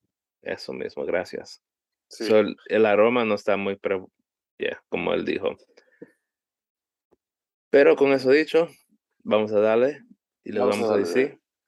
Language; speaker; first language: Spanish; early bilingual, heritage; Spanish